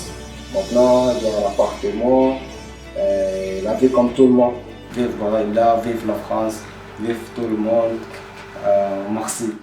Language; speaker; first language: French; non-native, learner; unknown